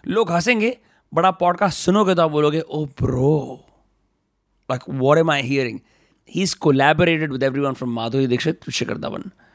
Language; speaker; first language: Hindi; native; Hindi